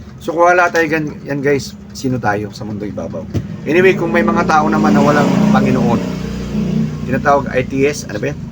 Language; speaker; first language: Filipino; non-native, local second language; Cebuano